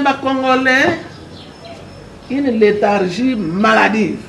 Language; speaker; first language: French; non-native, local second language; Lingala